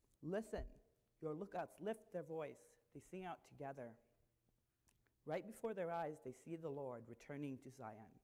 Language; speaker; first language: English; native; English